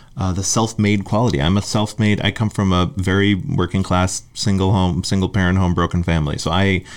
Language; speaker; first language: English; native; English